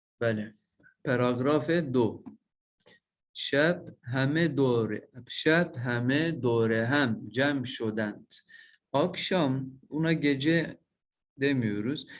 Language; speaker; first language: Persian; non-native, learner; Turkish